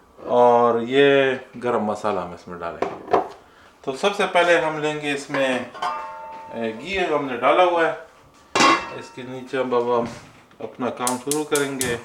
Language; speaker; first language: Urdu; non-native, local second language; Pashto